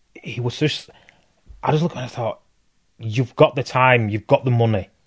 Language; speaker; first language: English; native; English